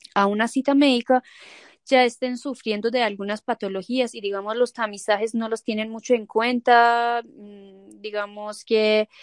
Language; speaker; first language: Spanish; non-native, fluent; Persian